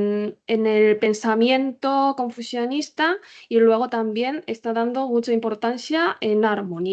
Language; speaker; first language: Spanish; non-native, learner; Korean